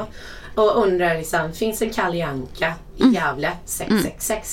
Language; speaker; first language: Swedish; non-native, fluent; English